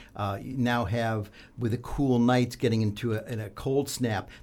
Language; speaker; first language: English; native; English